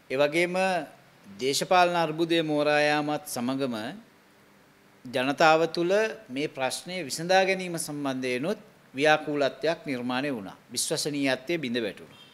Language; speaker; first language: Sinhala; non-native, local second language; Tamil